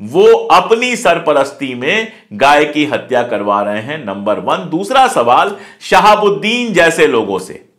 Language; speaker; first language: Hindi; native; Hindi